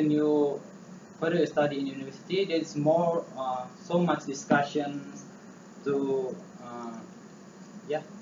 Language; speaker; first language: English; non-native, learner; Malay